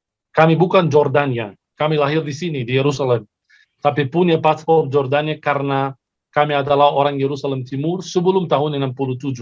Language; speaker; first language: Indonesian; non-native, fluent; Arabic